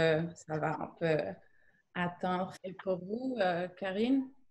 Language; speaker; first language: French; non-native, fluent; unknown